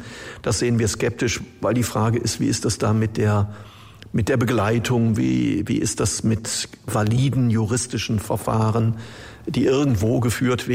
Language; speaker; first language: German; native; German